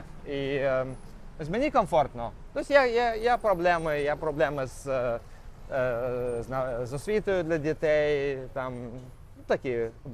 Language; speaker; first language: Ukrainian; non-native, local second language; Russian